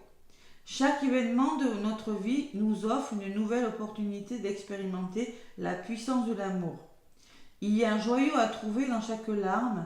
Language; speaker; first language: French; native; French